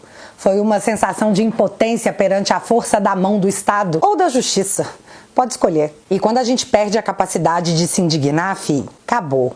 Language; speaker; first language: Portuguese; native; Portuguese